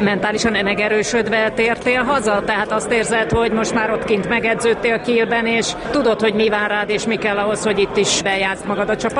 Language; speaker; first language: Hungarian; native; Hungarian